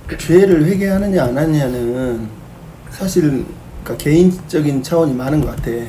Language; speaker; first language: Korean; native; Korean